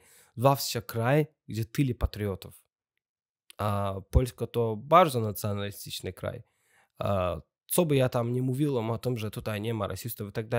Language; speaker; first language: Polish; non-native, learner; Russian